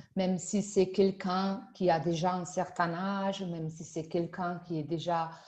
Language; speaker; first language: French; non-native, fluent; Spanish